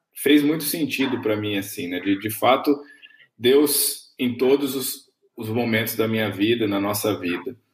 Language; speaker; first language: Portuguese; native; Portuguese